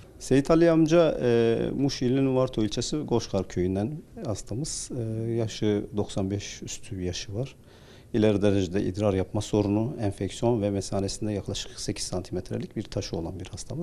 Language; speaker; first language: Turkish; native; Turkish